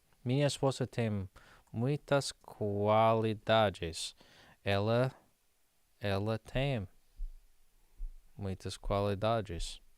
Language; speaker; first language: Portuguese; non-native, learner; English